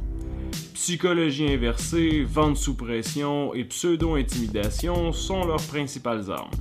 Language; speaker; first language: French; native; French